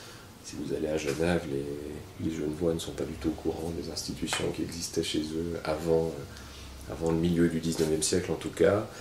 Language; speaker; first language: French; native; French